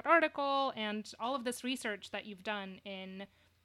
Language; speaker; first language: English; non-native, fluent; Romanian